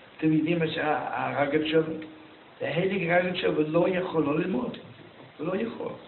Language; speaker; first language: Hebrew; non-native, fluent; German